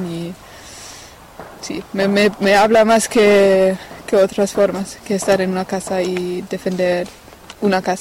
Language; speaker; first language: Spanish; non-native, fluent; French